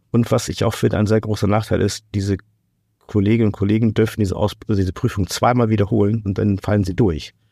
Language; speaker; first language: German; non-native, fluent; Portuguese